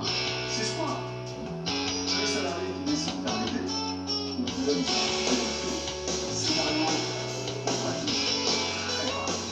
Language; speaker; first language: French; native; French